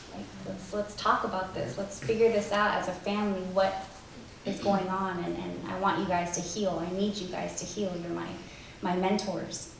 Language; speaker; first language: English; native; English